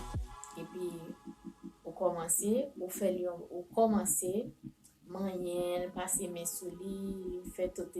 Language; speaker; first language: French; non-native, learner; Haitian Creole